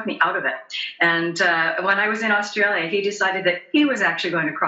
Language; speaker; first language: English; native; English